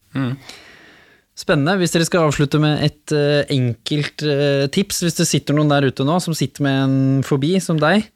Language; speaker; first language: Norwegian; native; Norwegian